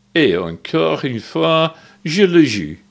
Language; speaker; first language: French; non-native, learner; English